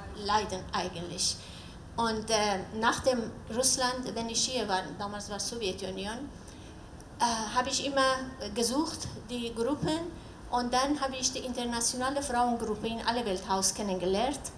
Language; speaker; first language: German; non-native, learner; Persian